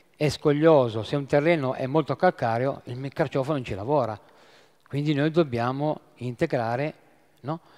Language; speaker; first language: Italian; native; Italian